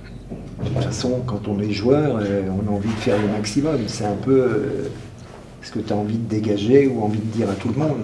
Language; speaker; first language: French; native; French